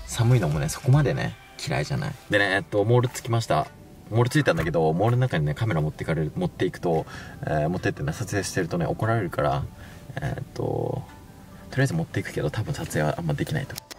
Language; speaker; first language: Japanese; native; Japanese